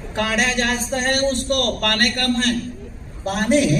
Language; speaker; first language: Hindi; non-native, local second language; Marathi